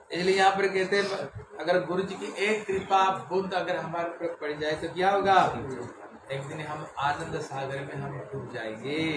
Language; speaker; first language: Hindi; non-native, local second language; Bangla